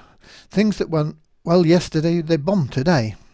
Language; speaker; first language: English; native; English